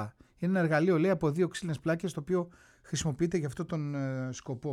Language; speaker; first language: Greek; native; Greek